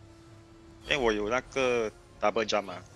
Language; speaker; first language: Chinese; native; Chinese